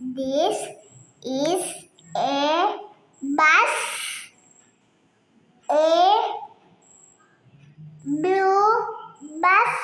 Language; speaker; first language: English; non-native, learner; Malayalam